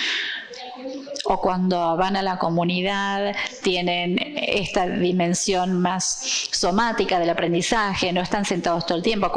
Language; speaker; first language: Spanish; non-native, fluent; Portuguese